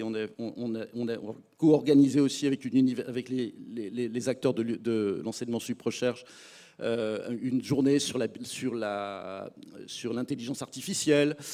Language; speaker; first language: French; native; French